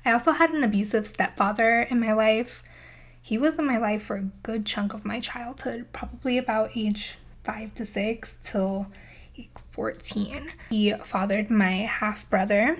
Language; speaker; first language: English; native; English